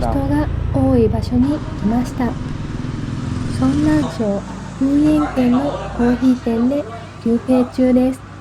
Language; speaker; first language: Japanese; non-native, fluent; Vietnamese